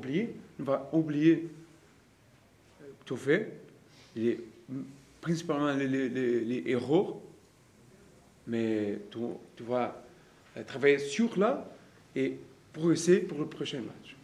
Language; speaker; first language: French; non-native, learner; Portuguese